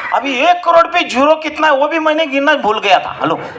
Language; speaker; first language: Hindi; non-native, local second language; Marathi